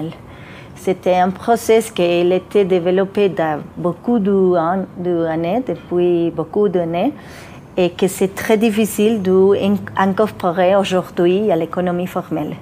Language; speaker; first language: French; non-native, fluent; Spanish